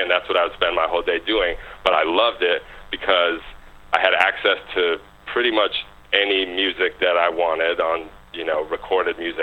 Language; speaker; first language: English; native; English